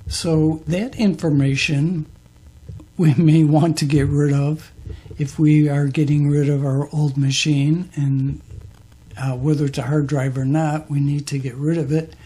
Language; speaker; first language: English; native; English